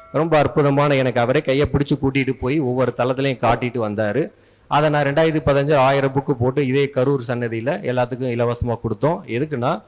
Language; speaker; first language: Tamil; native; Tamil